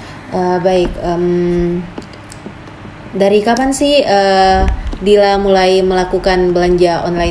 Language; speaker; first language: Indonesian; native; Indonesian